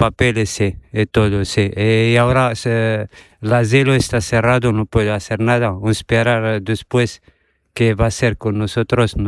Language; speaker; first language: Spanish; non-native, learner; Arabic